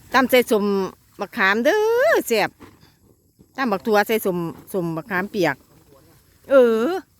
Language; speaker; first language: Thai; native; Thai